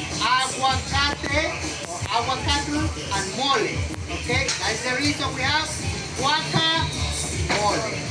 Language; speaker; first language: English; non-native, fluent; Spanish